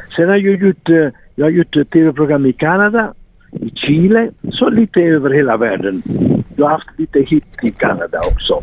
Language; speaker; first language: Swedish; non-native, fluent; Italian